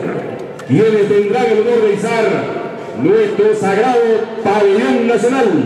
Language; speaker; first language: Spanish; native; Spanish